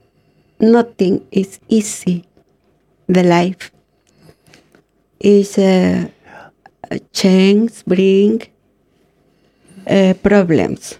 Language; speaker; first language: English; non-native, learner; Spanish